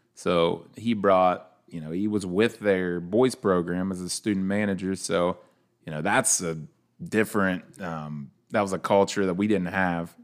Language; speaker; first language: English; native; English